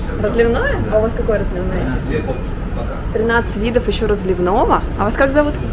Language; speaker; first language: Russian; native; Russian